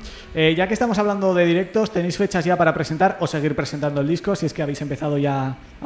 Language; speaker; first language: Spanish; native; Spanish